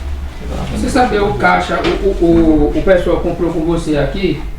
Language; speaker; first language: Portuguese; non-native, learner; Haitian Creole